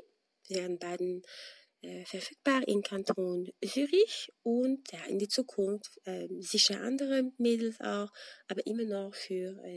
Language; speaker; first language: German; non-native, fluent; French